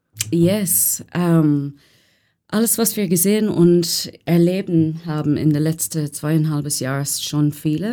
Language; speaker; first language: German; non-native, learner; English